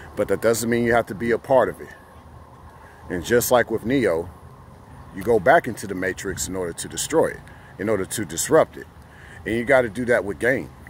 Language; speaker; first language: English; native; English